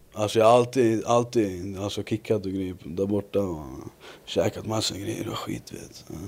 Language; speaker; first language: Swedish; native; Swedish